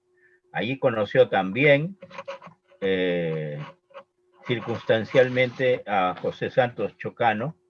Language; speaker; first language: Spanish; native; Spanish